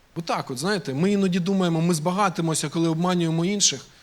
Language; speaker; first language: Ukrainian; native; Ukrainian